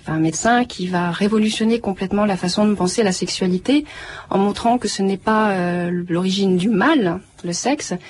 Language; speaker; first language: French; native; French